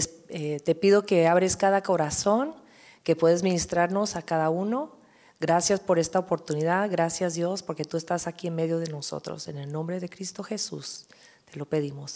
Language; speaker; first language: Spanish; non-native, fluent; English